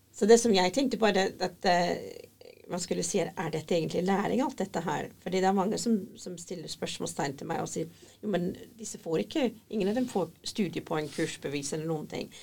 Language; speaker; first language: Norwegian; non-native, fluent; English